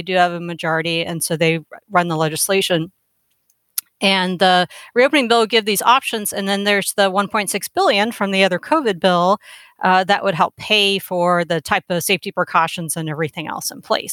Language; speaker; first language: English; native; English